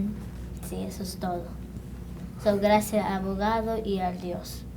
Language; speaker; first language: Spanish; early bilingual, heritage; Spanish